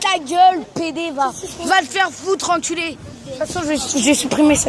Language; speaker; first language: French; native; French